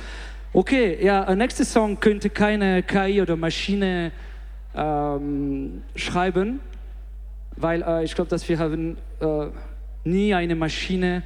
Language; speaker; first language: German; non-native, learner; English